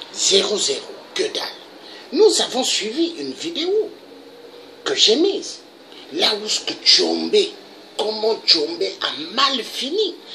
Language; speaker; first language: French; non-native, local second language; Lingala